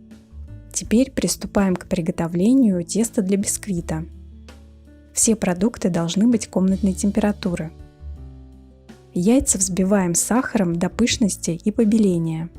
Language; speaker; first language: Russian; native; Russian